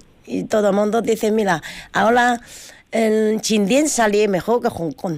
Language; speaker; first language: Spanish; non-native, learner; Chinese